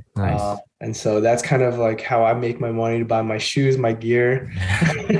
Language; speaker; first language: English; native; English